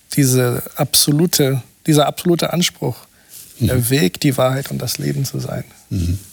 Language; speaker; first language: German; non-native, fluent; Portuguese